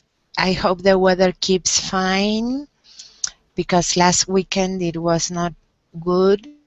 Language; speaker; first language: English; non-native, learner; Spanish